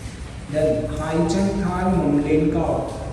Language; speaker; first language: Vietnamese; non-native, learner; Hindi